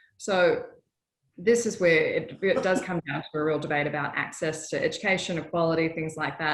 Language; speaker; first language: English; native; English